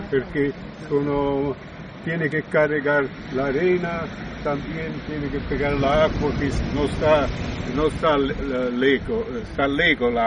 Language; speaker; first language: Spanish; non-native, learner; Italian